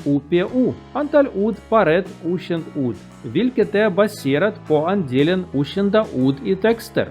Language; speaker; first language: Swedish; non-native, learner; Russian